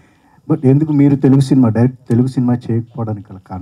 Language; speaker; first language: Telugu; native; Telugu